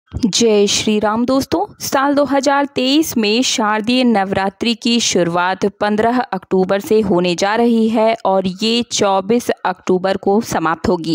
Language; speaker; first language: Hindi; native; Hindi